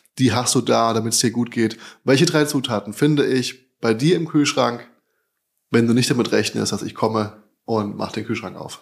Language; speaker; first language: German; native; German